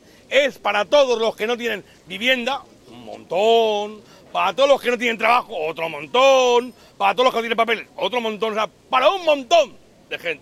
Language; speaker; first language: Spanish; native; Spanish